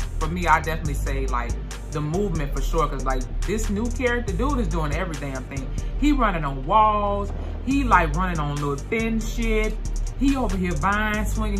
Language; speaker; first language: English; native; English